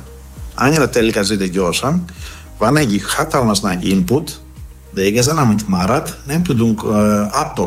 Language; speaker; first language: Hungarian; non-native, learner; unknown